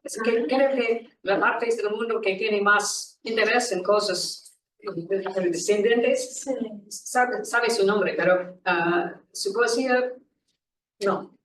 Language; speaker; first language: Spanish; non-native, learner; English